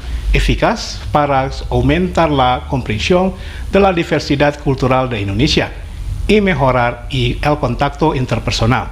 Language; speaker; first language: Spanish; non-native, fluent; Indonesian